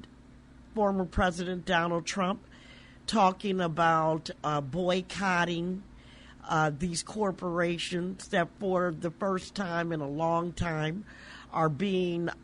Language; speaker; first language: English; native; English